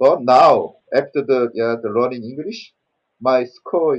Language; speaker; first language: English; non-native, learner; Korean